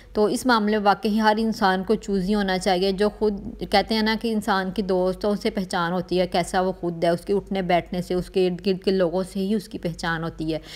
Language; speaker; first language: Urdu; non-native, local second language; Punjabi